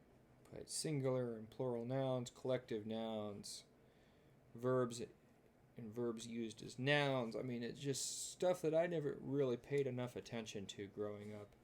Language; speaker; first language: English; native; English